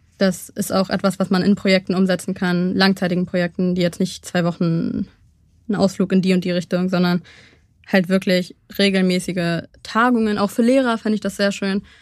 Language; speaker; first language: German; native; German